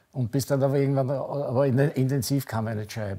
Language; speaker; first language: German; native; German